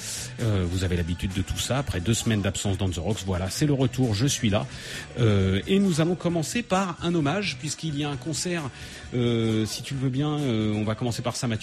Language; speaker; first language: French; native; French